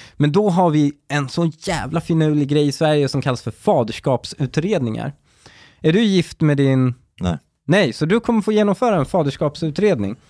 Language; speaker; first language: Swedish; early bilingual, other home language; Persian